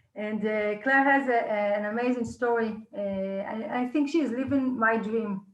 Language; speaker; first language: English; non-native, fluent; Hebrew